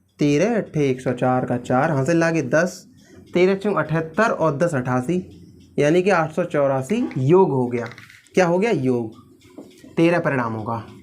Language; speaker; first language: Hindi; native; Hindi